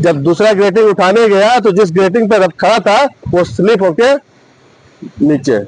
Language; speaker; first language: Hindi; non-native, local second language; Bangla